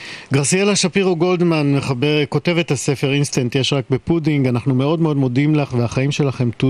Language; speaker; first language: Hebrew; native; Hebrew